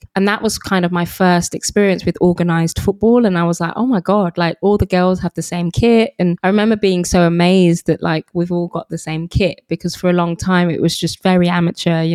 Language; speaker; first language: English; native; English